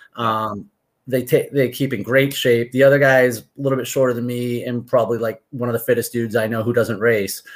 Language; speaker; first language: English; native; English